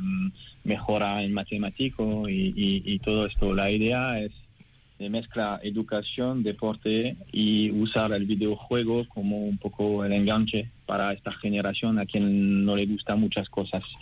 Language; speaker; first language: Spanish; non-native, fluent; French